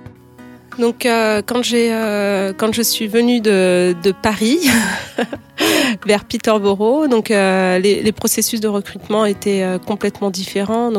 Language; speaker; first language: French; native; French